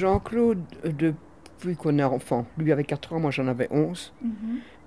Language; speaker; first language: French; native; French